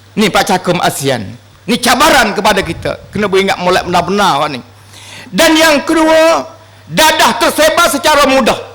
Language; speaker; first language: Malay; native; Malay